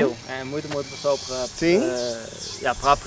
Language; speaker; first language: Portuguese; non-native, learner; Dutch